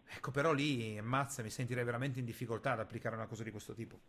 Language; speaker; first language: Italian; native; Italian